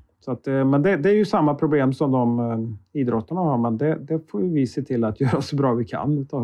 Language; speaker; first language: Swedish; native; Swedish